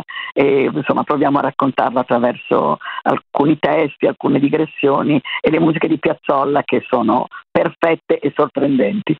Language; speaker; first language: Italian; native; Italian